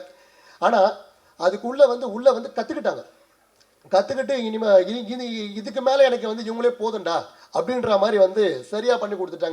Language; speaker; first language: Tamil; native; Tamil